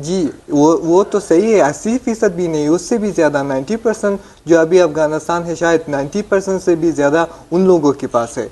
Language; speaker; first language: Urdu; non-native, fluent; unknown